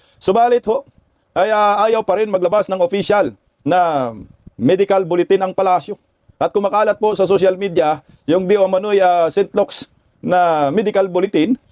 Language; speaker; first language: Filipino; non-native, local second language; Cebuano